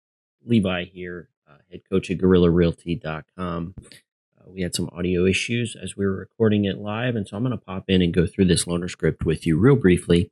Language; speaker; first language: English; native; English